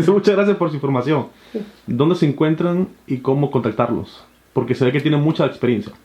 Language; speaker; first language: Spanish; native; Spanish